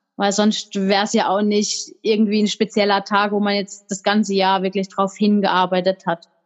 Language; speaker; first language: German; native; German